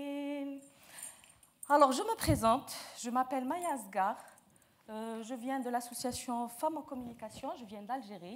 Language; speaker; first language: French; non-native, local second language; Arabic